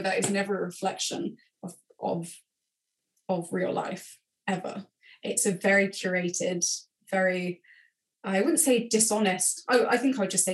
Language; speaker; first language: English; native; English